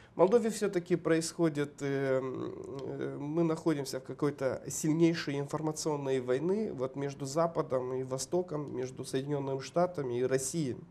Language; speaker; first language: Russian; non-native, local second language; Romanian